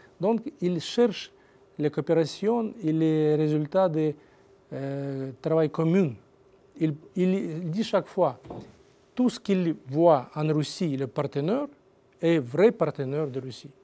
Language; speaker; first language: French; non-native, learner; Russian